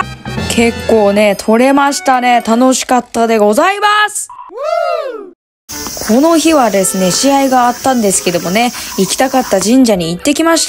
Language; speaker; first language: Japanese; native; Japanese